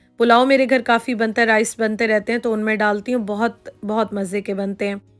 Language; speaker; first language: Urdu; native; Urdu